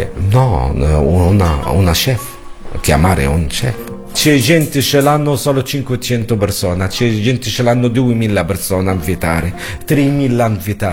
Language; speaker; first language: Italian; non-native, learner; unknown